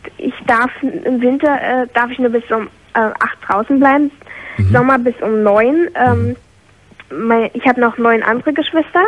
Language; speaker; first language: German; native; German